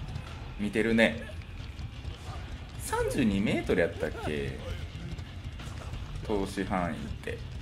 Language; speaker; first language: Japanese; native; Japanese